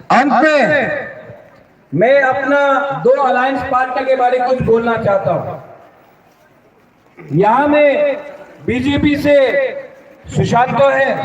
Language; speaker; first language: Hindi; non-native, local second language; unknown